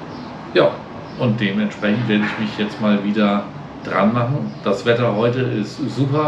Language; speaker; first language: German; native; German